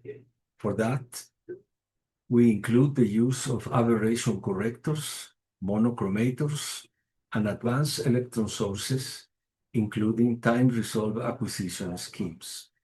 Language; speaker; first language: English; non-native, fluent; Spanish